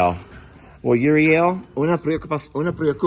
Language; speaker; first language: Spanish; non-native, learner; English